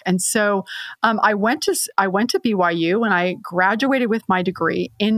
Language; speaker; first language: English; native; English